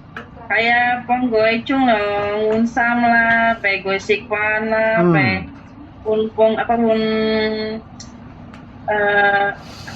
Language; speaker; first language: Cantonese; non-native, learner; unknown